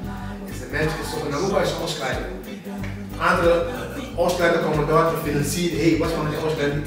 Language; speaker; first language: German; non-native, fluent; Papiamento